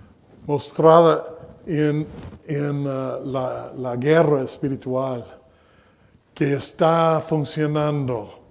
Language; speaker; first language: Spanish; non-native, fluent; English